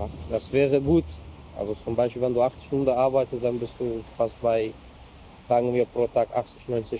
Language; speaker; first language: German; non-native, fluent; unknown